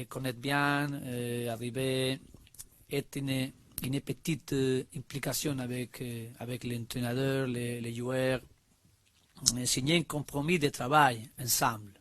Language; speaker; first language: French; non-native, learner; Spanish